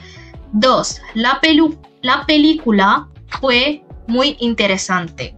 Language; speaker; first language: Spanish; non-native, fluent; Bangla